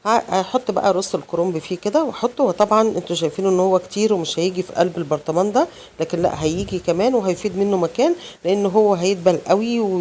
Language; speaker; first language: Arabic; native; Arabic